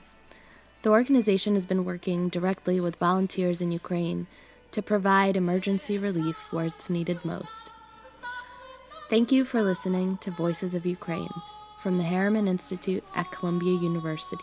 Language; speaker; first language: English; early bilingual, other home language; Russian